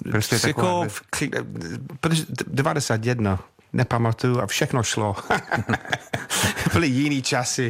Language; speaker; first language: Czech; non-native, fluent; English